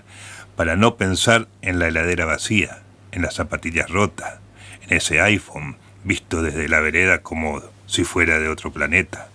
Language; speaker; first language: Spanish; native; Spanish